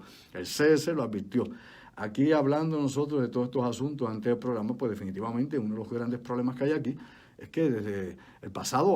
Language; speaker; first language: Spanish; native; Spanish